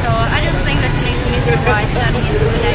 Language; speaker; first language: English; non-native, learner; Vietnamese